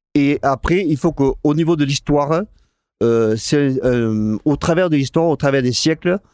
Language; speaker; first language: French; non-native, fluent; Spanish